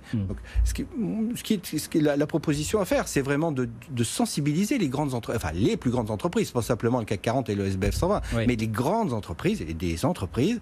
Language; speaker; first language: French; native; French